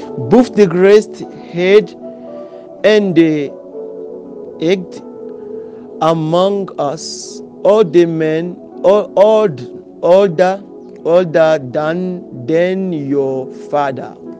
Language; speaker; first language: English; non-native, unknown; Lingala